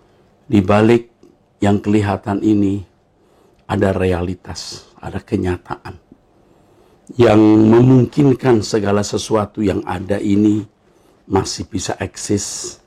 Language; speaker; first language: Indonesian; native; Indonesian